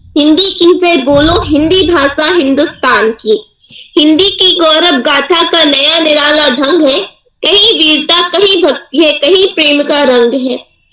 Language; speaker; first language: Hindi; native; Hindi